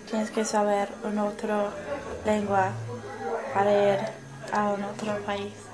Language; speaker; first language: Spanish; non-native, learner; English